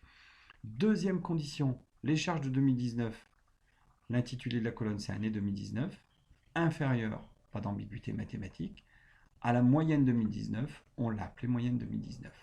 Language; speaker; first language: French; native; French